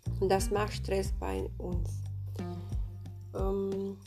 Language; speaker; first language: German; non-native, fluent; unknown